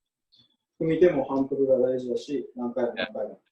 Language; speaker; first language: Japanese; native; Japanese